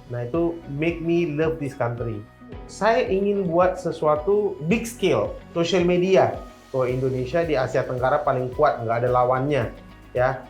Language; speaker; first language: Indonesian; non-native, fluent; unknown